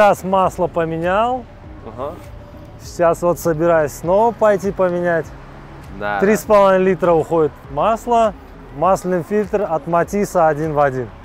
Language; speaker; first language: Russian; non-native, local second language; Uzbek